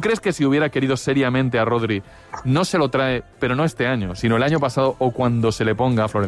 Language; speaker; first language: Spanish; native; Spanish